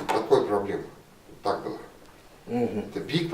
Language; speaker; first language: Russian; non-native, learner; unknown